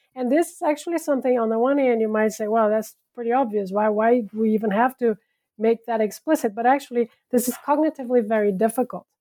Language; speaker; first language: English; non-native, fluent; Portuguese